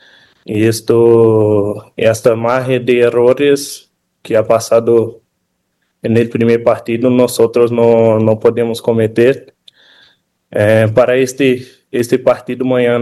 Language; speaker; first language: Spanish; non-native, fluent; Portuguese